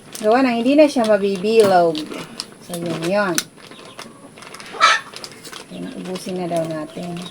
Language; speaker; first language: Filipino; non-native, local second language; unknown